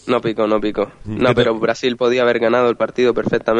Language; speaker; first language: Spanish; native; Spanish